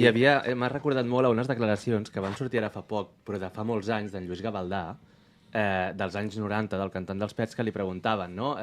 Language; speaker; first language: Catalan; native; Catalan